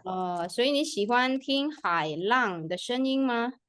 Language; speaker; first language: Chinese; non-native, fluent; Indonesian